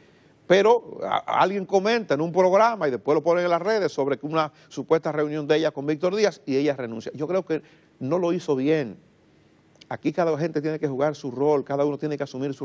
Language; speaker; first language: Spanish; native; Spanish